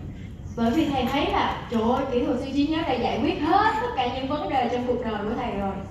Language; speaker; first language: Vietnamese; native; Vietnamese